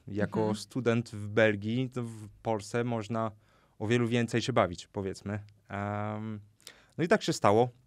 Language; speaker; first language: Polish; non-native, fluent; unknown